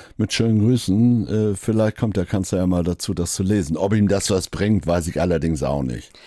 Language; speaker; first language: German; native; German